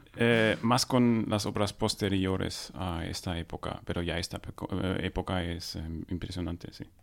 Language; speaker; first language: Spanish; non-native, fluent; German